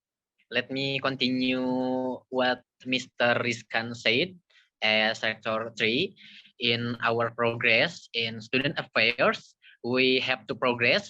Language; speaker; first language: English; non-native, learner; Indonesian